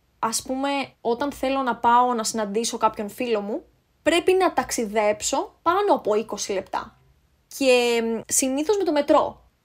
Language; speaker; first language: Greek; native; Greek